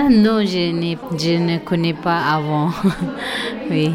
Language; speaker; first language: French; non-native, learner; Tibetan